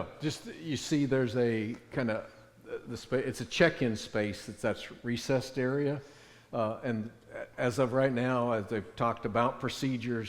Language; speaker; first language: English; native; English